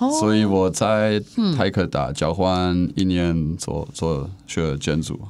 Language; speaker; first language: Chinese; non-native, learner; Czech